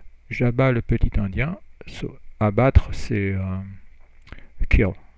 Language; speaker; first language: French; native; French